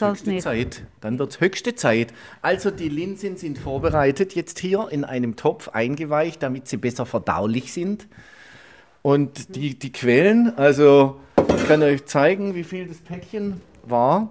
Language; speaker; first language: German; native; German